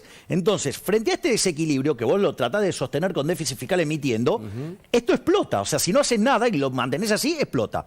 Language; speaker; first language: Spanish; native; Spanish